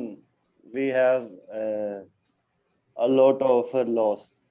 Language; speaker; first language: English; non-native, learner; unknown